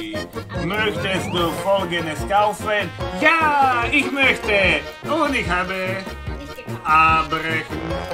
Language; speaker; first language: German; non-native, learner; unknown